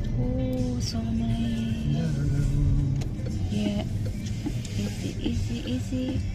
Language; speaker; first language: English; non-native, local second language; Filipino